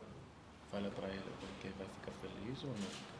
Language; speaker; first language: Portuguese; non-native, learner; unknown